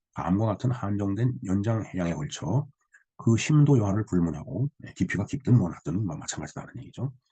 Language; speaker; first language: Korean; native; Korean